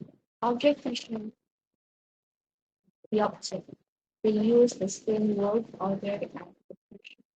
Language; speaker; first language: English; non-native, learner; Vietnamese